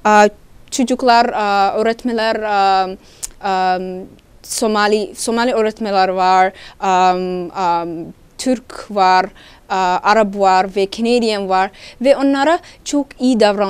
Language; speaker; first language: Turkish; non-native, learner; Somali